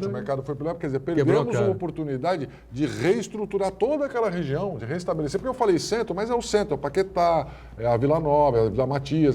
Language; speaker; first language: Portuguese; native; Portuguese